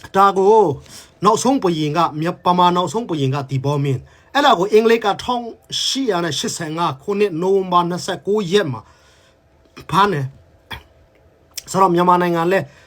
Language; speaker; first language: Burmese; non-native, local second language; Hakha Chin